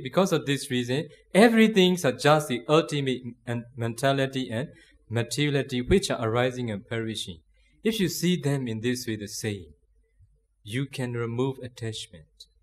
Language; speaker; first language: English; non-native, fluent; Burmese